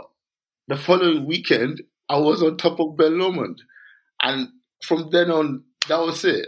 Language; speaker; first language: English; non-native, local second language; Yoruba